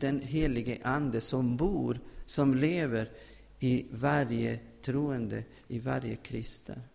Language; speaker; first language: Swedish; non-native, fluent; Spanish